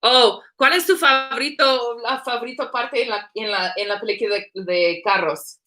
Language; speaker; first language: Spanish; non-native, learner; English